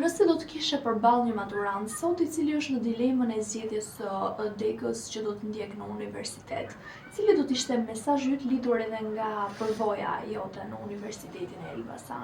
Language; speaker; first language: Albanian; native; Albanian